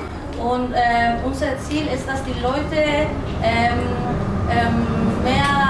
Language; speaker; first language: German; non-native, fluent; Spanish